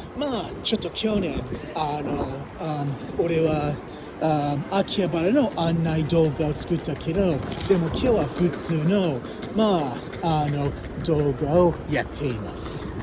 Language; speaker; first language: Japanese; non-native, learner; English